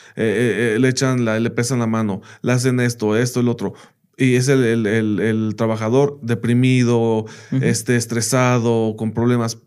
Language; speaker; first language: Spanish; early bilingual, heritage; Spanish